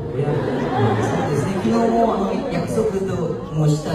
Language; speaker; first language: Japanese; non-native, fluent; Korean